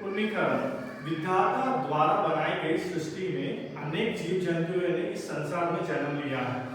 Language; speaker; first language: Hindi; non-native, local second language; Telugu